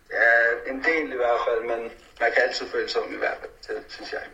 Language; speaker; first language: Danish; early bilingual, other home language; Faroese